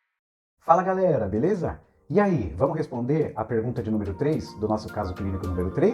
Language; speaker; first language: Portuguese; native; Portuguese